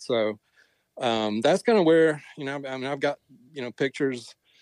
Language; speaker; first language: English; native; English